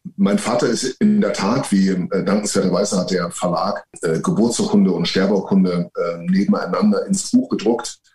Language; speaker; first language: German; native; German